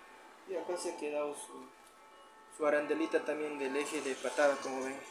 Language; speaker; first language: Spanish; native; Spanish